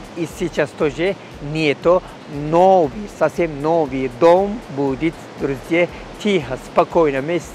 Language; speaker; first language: Russian; non-native, learner; Turkish